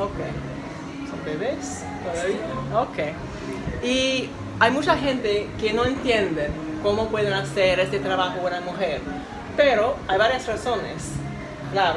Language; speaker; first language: Spanish; non-native, learner; English